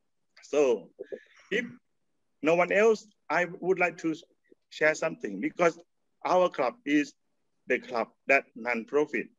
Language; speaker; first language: English; non-native, learner; Thai